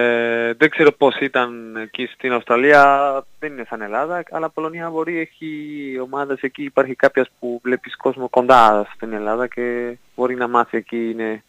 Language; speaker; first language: Greek; non-native, learner; Spanish